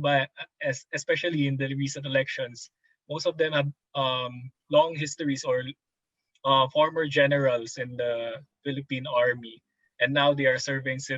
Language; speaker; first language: English; non-native, local second language; Filipino